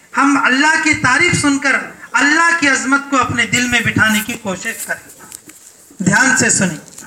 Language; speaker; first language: Urdu; native; Urdu